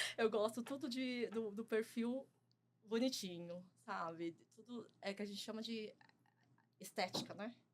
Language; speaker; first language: Portuguese; early bilingual, other home language; Chinese